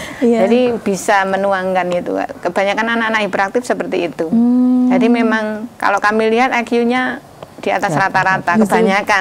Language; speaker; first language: Indonesian; native; Indonesian